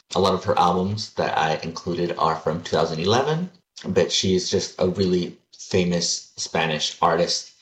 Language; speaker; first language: English; early bilingual, other home language; Spanish